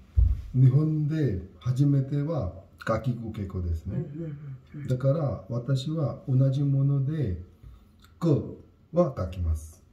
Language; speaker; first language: Japanese; non-native, learner; Hindi